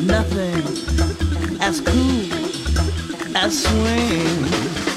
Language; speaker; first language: English; non-native, fluent; Turkish